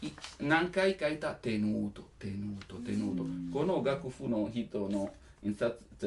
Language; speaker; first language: Japanese; non-native, learner; Italian